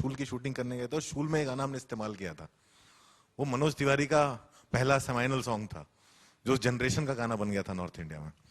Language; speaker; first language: Hindi; native; Hindi